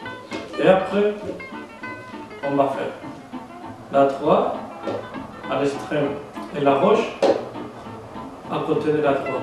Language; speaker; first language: French; non-native, learner; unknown